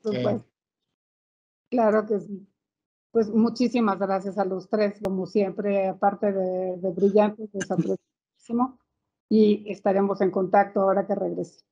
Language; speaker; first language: Spanish; native; Spanish